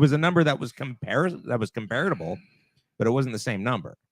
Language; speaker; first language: English; native; English